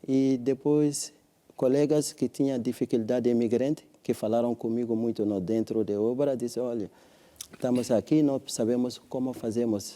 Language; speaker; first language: Portuguese; non-native, learner; French